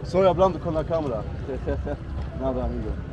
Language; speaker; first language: Spanish; non-native, learner; English